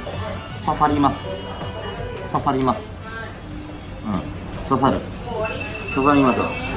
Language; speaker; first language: Japanese; native; Japanese